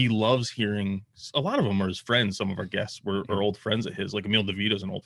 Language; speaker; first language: English; native; English